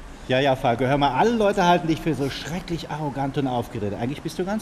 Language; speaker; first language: German; native; German